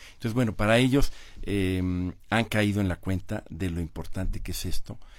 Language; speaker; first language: Spanish; native; Spanish